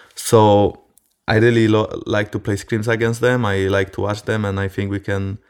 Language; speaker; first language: English; non-native, fluent; Polish